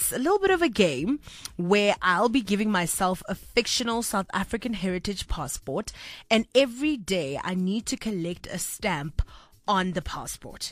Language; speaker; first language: English; non-native, local second language; Tswana